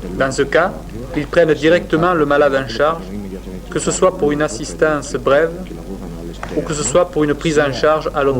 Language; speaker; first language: French; native; French